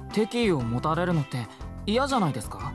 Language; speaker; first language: Japanese; native; Japanese